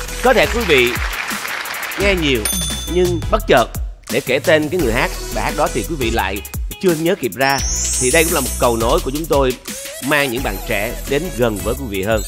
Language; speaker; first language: Vietnamese; native; Vietnamese